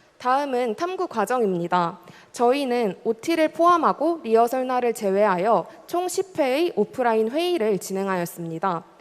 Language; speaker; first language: Korean; native; Korean